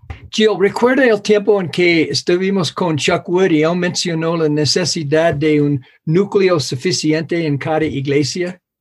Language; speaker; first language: Spanish; non-native, fluent; English